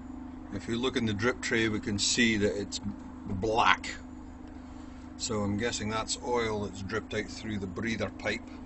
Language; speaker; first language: English; native; English